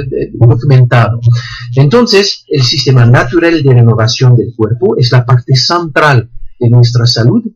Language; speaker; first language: Spanish; non-native, fluent; French